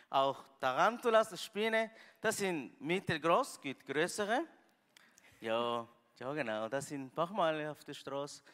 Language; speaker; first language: German; non-native, learner; Spanish